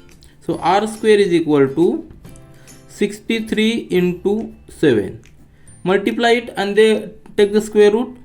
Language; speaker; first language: English; non-native, local second language; Marathi